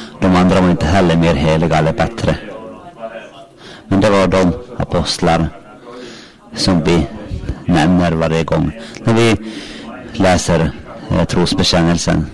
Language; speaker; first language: Swedish; non-native, local second language; Finnish